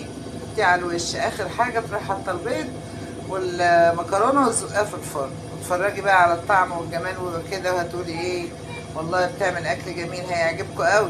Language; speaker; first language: Arabic; native; Arabic